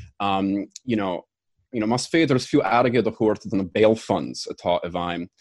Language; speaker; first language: Irish; non-native, learner; English